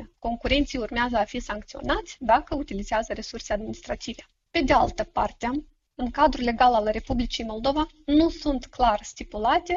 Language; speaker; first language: Romanian; native; Romanian